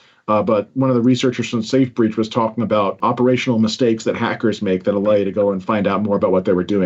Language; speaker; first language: English; native; English